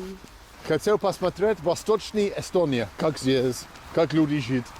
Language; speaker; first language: Russian; non-native, learner; English